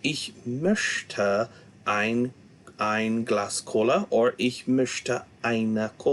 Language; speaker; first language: German; non-native, fluent; English